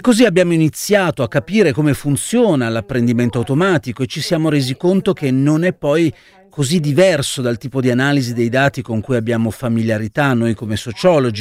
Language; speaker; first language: Italian; native; Italian